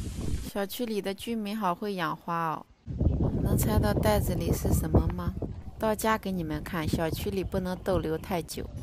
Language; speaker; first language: Chinese; native; Chinese